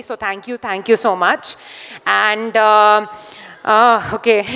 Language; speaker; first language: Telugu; non-native, learner; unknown